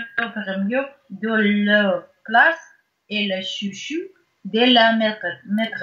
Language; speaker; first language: French; non-native, learner; Russian